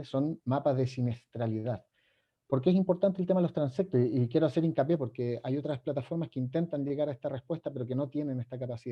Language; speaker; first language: Spanish; native; Spanish